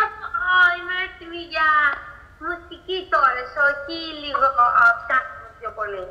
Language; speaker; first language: Greek; early bilingual, heritage; Greek